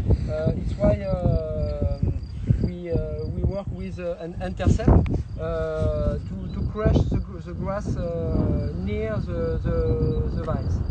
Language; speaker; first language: English; non-native, learner; French